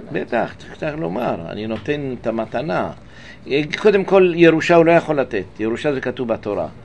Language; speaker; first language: Hebrew; native; Hebrew